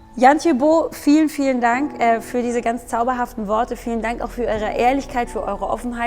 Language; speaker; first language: German; native; German